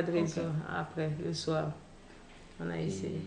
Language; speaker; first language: French; non-native, local second language; Haitian Creole